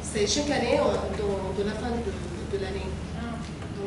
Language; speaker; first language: French; non-native, learner; Arabic